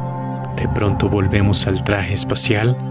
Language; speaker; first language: Spanish; native; Spanish